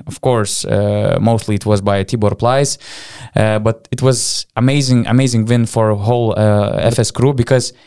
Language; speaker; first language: English; non-native, fluent; Lithuanian